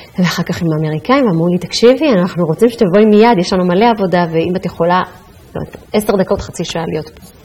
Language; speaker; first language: Hebrew; early bilingual, other home language; Amharic